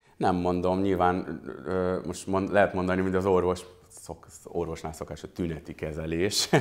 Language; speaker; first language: Hungarian; early bilingual, other home language; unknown